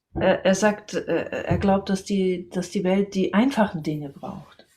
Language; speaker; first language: German; non-native, fluent; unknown